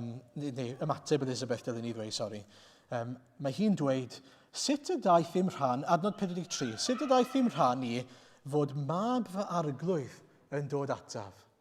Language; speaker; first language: Welsh; native; Welsh